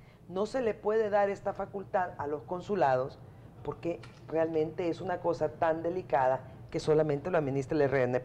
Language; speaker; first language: Spanish; native; Spanish